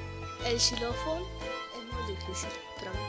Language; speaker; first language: Catalan; non-native, local second language; Spanish